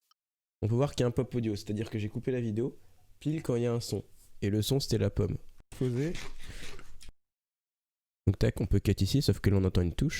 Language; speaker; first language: French; native; French